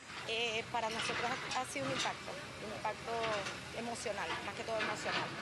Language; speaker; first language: Spanish; native; Spanish